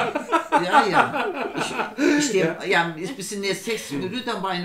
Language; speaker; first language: German; non-native, learner; Turkish